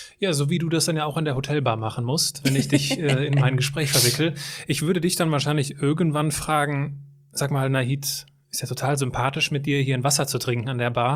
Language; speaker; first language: German; native; German